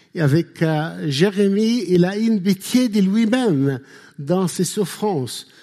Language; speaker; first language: French; non-native, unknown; Arabic